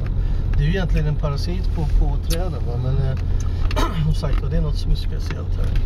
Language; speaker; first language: Swedish; native; Swedish